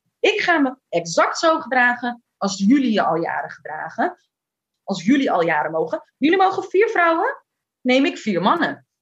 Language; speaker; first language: Dutch; early bilingual, other home language; Turkish